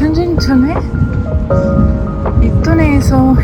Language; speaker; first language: Korean; non-native, learner; Ukrainian